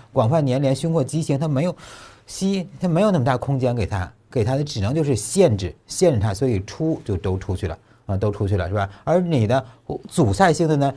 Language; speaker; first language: Chinese; native; Chinese